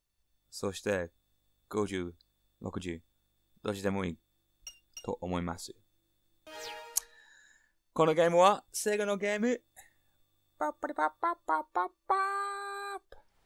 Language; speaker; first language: Japanese; non-native, learner; English